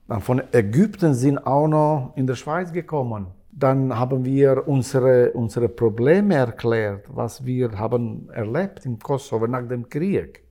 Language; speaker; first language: German; non-native, learner; Albanian